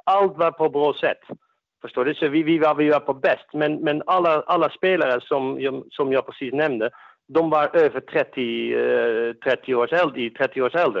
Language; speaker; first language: Swedish; non-native, fluent; Dutch